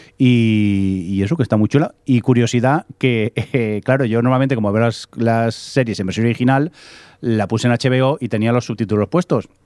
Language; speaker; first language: Spanish; native; Spanish